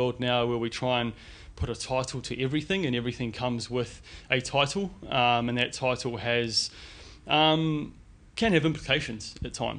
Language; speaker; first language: English; native; English